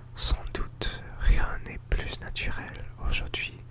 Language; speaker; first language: French; non-native, learner; English